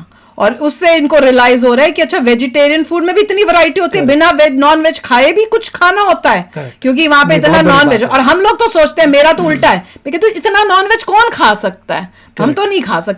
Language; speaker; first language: Hindi; native; Hindi